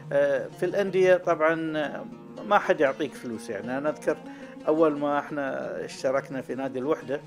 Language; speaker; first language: Arabic; native; Arabic